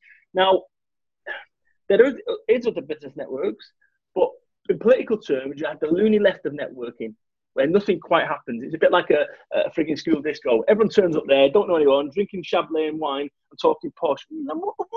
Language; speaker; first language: English; native; English